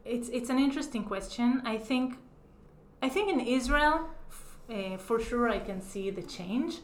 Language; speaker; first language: English; non-native, fluent; Hebrew